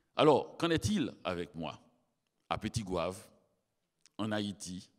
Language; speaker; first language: French; native; French